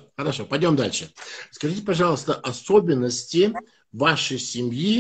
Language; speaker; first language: Russian; non-native, fluent; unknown